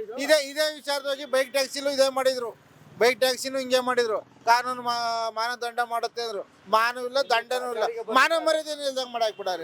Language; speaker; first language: Kannada; native; Kannada